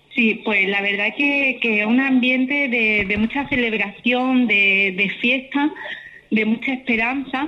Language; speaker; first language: Spanish; native; Spanish